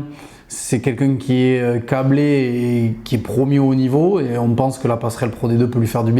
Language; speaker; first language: French; native; French